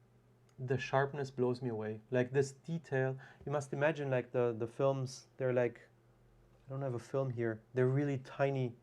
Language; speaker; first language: English; non-native, fluent; German